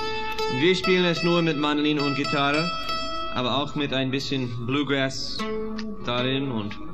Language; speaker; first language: German; non-native, fluent; English